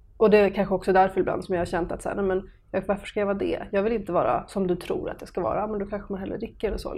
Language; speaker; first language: Swedish; early bilingual, other home language; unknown